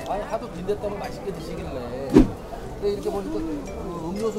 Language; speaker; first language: Korean; native; Korean